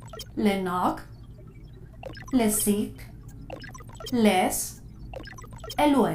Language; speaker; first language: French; non-native, learner; Spanish